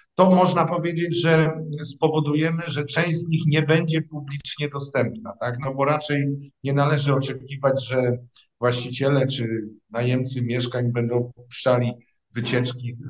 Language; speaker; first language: Polish; native; Polish